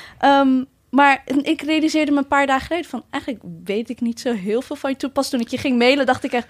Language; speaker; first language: Dutch; early bilingual, other home language; Amharic